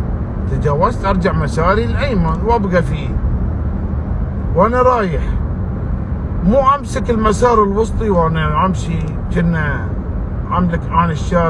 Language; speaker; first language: Arabic; native; Arabic